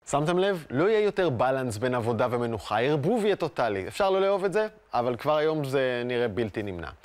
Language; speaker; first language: Hebrew; native; Hebrew